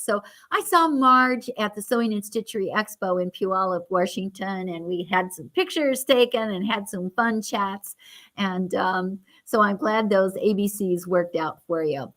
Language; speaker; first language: English; native; English